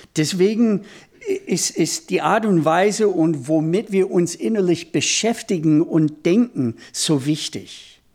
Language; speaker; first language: German; non-native, fluent; English